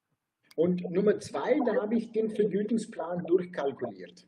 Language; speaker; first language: German; non-native, fluent; Turkish